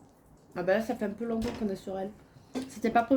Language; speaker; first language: French; native; French